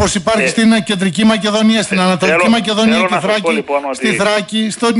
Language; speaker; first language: Greek; native; Greek